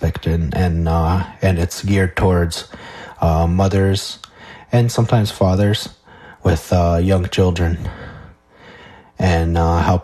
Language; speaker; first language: English; non-native, fluent; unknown